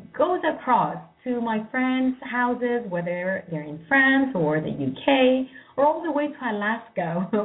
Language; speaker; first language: English; non-native, fluent; Greek